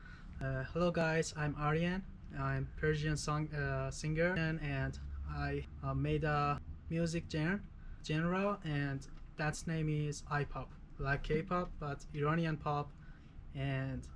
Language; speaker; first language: English; non-native, fluent; Persian